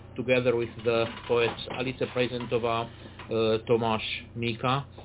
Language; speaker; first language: English; non-native, fluent; Romanian